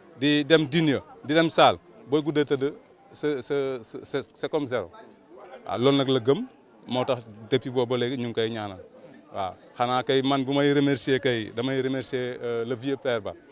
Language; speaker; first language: Wolof; non-native, local second language; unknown